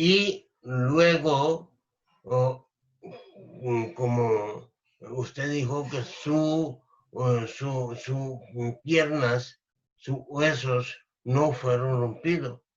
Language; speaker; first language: Spanish; non-native, learner; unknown